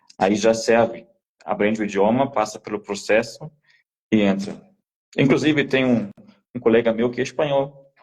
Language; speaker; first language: Portuguese; native; Portuguese